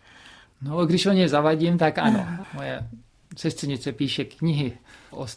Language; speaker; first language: Czech; early bilingual, heritage; Czech